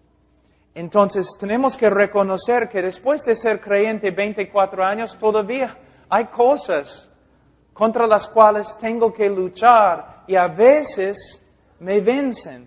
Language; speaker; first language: Spanish; non-native, fluent; English